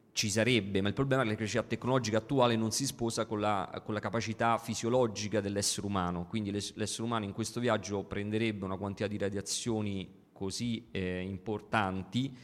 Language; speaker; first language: Italian; native; Italian